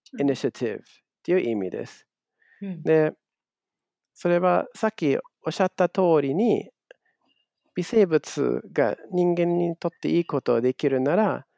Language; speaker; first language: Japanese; non-native, fluent; German